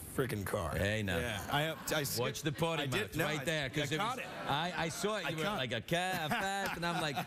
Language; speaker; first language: English; native; English